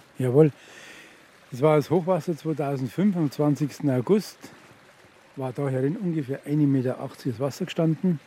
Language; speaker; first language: German; native; German